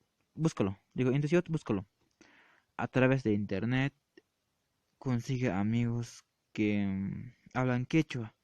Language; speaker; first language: Spanish; non-native, local second language; Quechua